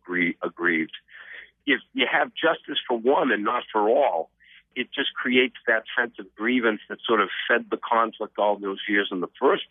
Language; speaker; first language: English; native; English